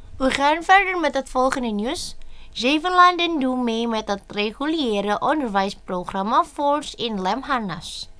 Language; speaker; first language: Dutch; non-native, learner; Indonesian